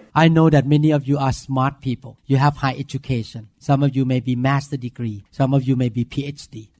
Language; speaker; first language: English; non-native, fluent; Thai